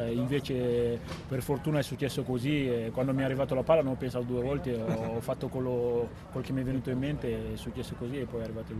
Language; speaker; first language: Italian; non-native, fluent; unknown